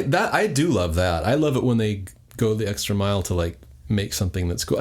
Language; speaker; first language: English; native; English